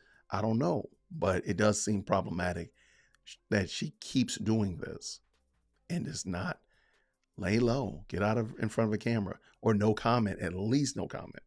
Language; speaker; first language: English; native; English